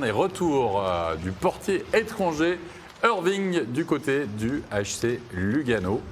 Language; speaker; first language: French; native; French